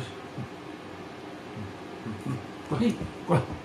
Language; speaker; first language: Japanese; native; Japanese